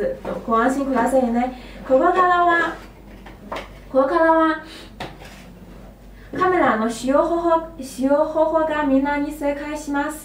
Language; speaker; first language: Japanese; non-native, learner; Chinese